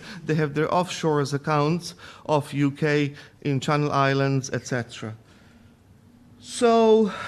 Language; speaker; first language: English; non-native, fluent; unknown